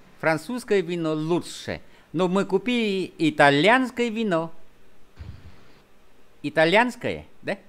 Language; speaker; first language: Russian; non-native, fluent; Vietnamese